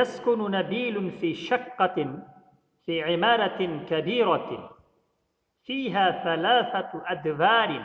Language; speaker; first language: Arabic; non-native, fluent; Urdu